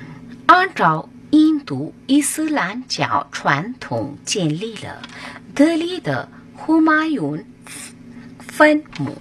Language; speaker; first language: Chinese; non-native, fluent; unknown